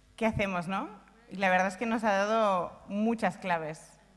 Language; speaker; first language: Spanish; non-native, local second language; Catalan